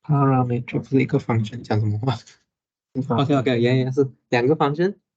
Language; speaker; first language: Chinese; native; Chinese